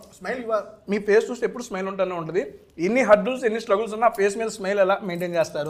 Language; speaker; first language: Telugu; native; Telugu